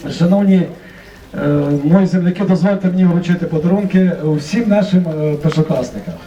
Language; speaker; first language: Ukrainian; native; Ukrainian